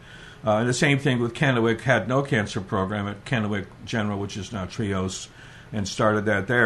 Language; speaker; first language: English; native; English